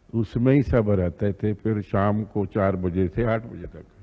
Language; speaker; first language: Hindi; native; Hindi